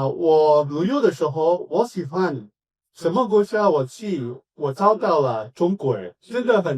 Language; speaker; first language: Chinese; non-native, learner; English